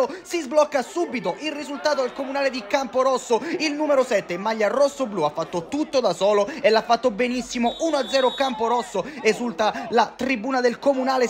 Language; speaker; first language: Italian; native; Italian